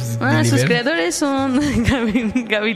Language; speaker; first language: Spanish; native; Spanish